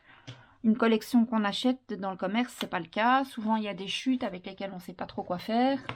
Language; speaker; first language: French; native; French